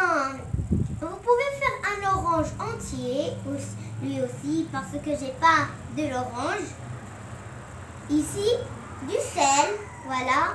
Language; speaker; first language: French; non-native, local second language; Arabic